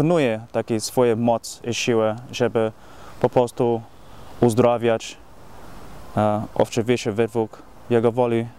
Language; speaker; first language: Polish; non-native, fluent; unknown